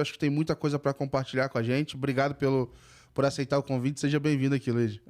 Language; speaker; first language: Portuguese; native; Portuguese